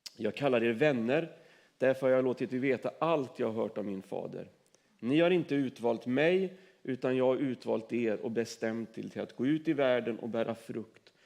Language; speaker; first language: Swedish; native; Swedish